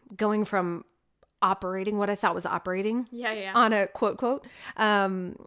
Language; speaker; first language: English; native; English